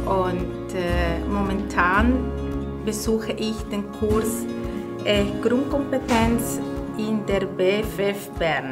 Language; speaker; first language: German; non-native, fluent; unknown